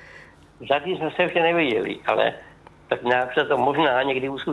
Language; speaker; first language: Czech; native; Czech